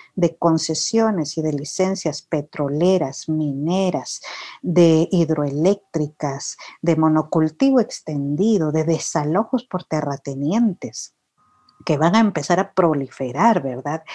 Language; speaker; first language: Spanish; native; Spanish